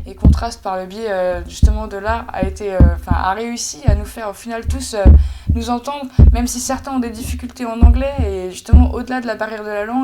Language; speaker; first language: French; native; French